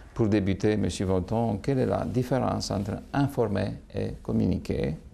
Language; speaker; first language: French; non-native, fluent; Romanian